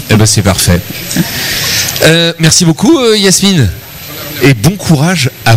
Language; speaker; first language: French; native; French